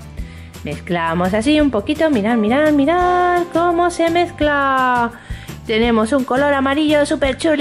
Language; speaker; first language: Spanish; native; Spanish